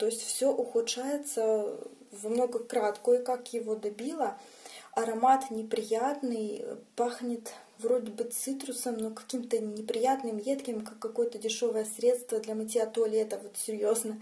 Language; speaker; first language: Russian; native; Russian